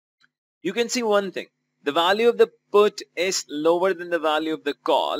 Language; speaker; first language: English; non-native, local second language; Urdu